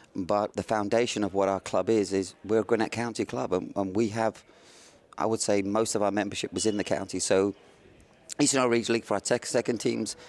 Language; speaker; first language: English; native; English